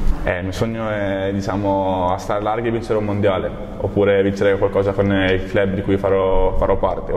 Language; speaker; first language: Italian; native; Italian